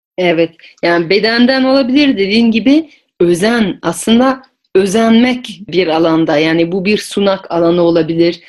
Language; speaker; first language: Turkish; non-native, fluent; French